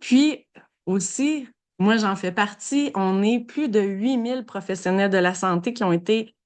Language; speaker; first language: French; native; French